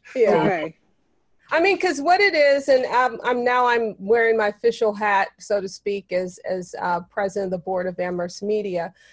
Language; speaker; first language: English; native; English